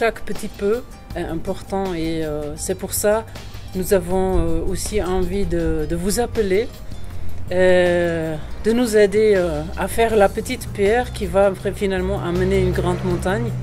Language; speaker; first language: French; non-native, fluent; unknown